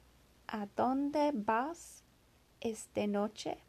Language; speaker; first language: Spanish; non-native, learner; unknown